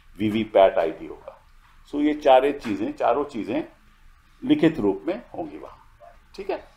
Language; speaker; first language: Hindi; native; Hindi